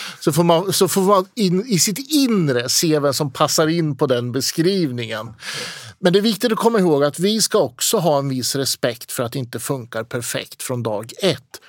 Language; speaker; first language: Swedish; native; Swedish